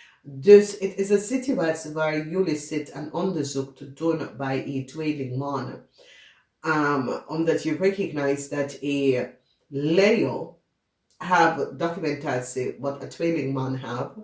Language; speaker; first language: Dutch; non-native, learner; English